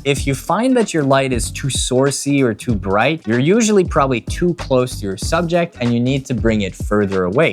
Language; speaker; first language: English; native; English